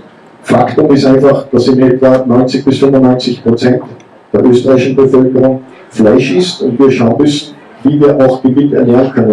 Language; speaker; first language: German; native; German